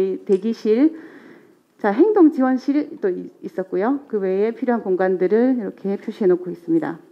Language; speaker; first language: Korean; native; Korean